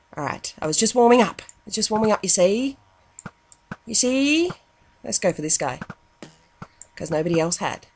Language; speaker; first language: English; native; English